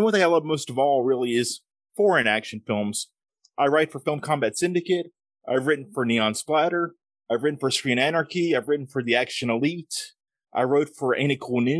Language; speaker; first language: English; native; English